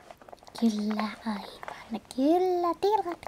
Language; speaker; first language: Finnish; native; Finnish